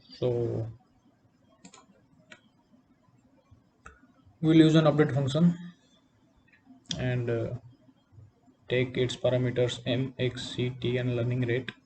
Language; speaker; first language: English; non-native, local second language; Odia